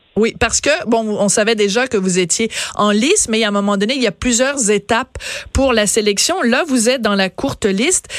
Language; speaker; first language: French; native; French